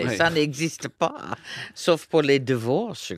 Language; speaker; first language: French; non-native, fluent; English